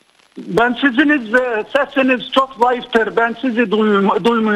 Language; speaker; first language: Turkish; non-native, fluent; Arabic